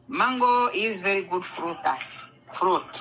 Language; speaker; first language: English; non-native, learner; Spanish